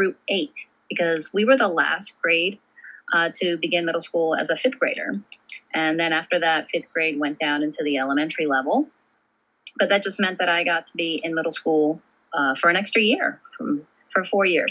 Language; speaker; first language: English; native; English